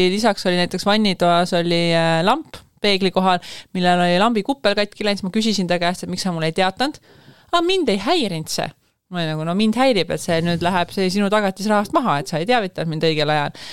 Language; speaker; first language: Estonian; native; Estonian